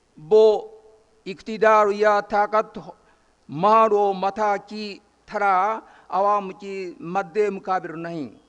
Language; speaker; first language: Urdu; non-native, fluent; Japanese